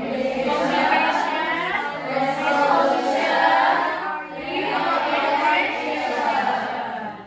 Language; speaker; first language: English; non-native, local second language; Indonesian